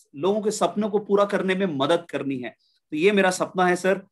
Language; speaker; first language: Hindi; native; Hindi